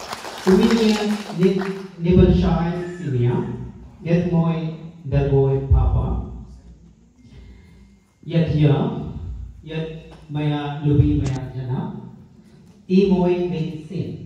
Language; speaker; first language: Russian; non-native, learner; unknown